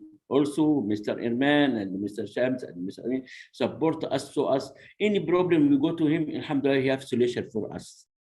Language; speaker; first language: English; non-native, learner; Arabic